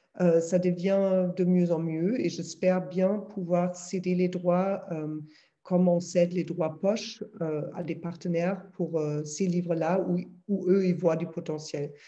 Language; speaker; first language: French; non-native, fluent; German